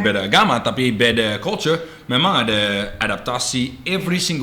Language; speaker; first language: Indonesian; non-native, learner; English